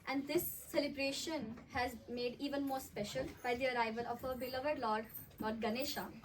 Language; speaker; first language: English; non-native, local second language; Marathi